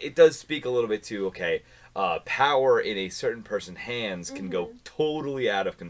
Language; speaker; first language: English; native; English